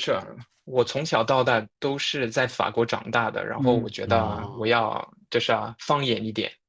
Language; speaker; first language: Chinese; non-native, fluent; French